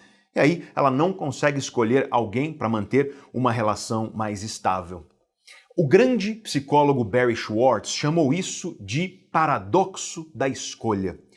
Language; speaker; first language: Portuguese; native; Portuguese